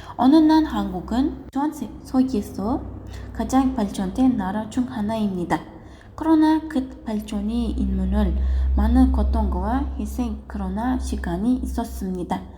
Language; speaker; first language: Korean; non-native, learner; Uzbek